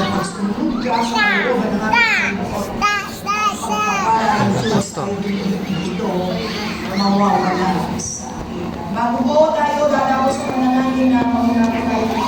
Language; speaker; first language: Filipino; native; Filipino